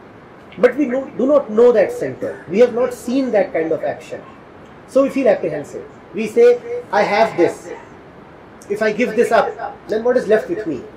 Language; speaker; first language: English; non-native, local second language; Hindi